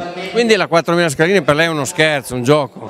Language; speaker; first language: Italian; native; Italian